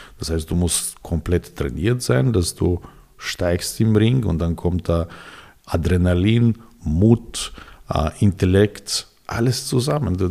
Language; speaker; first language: German; non-native, fluent; Serbian